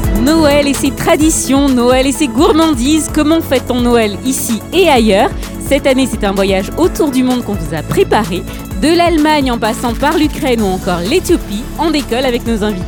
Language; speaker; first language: French; native; French